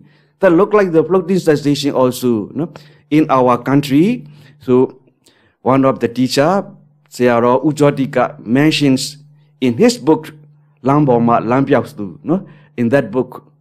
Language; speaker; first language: English; non-native, learner; Burmese